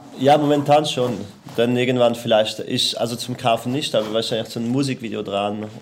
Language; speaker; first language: German; non-native, local second language; French